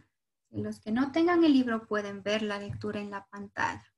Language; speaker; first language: Spanish; native; Spanish